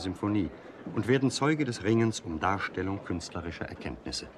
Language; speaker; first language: German; native; German